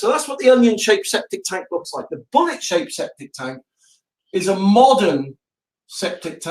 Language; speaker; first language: English; native; English